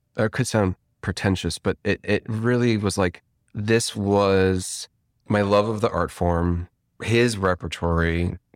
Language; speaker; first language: English; native; English